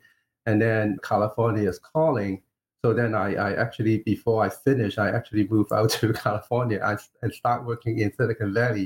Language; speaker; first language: English; non-native, local second language; Cantonese